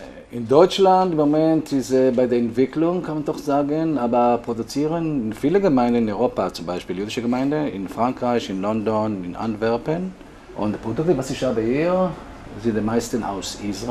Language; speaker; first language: German; non-native, learner; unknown